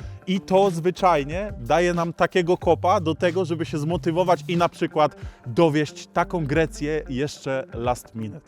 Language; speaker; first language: Polish; native; Polish